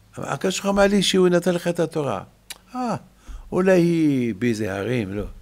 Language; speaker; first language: Hebrew; non-native, fluent; French